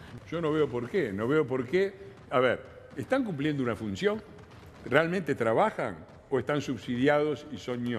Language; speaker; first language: Spanish; native; Spanish